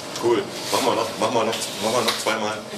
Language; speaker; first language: German; native; German